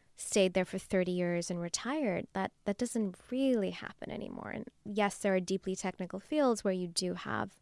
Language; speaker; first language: English; non-native, local second language; Urdu